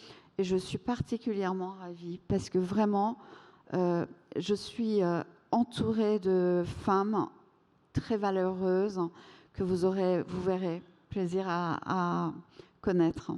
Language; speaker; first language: French; non-native, fluent; Persian